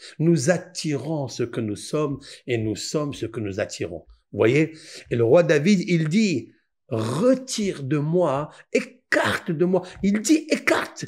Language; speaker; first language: French; native; French